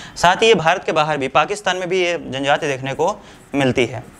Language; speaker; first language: Hindi; native; Hindi